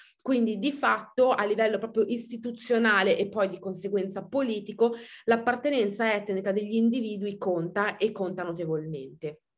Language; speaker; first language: Italian; native; Italian